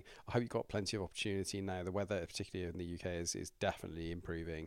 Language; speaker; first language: English; native; English